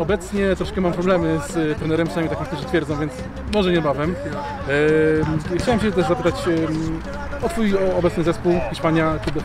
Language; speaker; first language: Polish; native; Polish